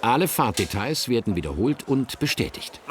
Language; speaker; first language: German; native; German